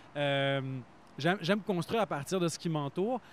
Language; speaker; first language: French; native; French